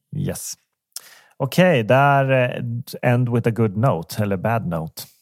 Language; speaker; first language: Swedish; native; Swedish